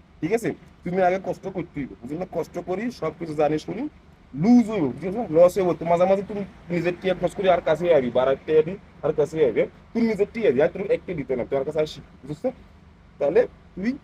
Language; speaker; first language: Bangla; non-native, fluent; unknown